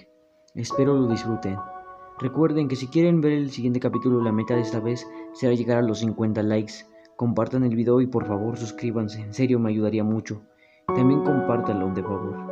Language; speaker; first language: Spanish; native; Spanish